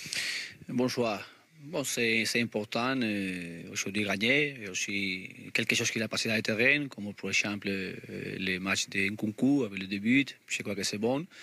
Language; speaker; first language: French; non-native, learner; Spanish